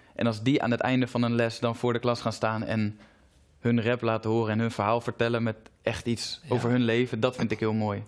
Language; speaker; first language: Dutch; native; Dutch